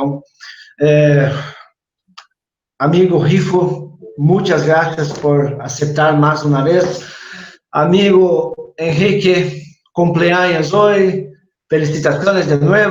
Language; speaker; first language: Spanish; non-native, fluent; Portuguese